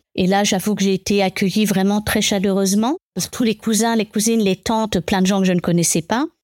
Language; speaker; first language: French; native; French